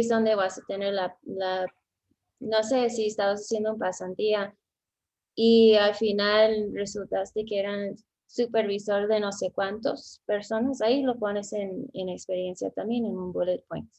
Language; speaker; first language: Spanish; non-native, fluent; English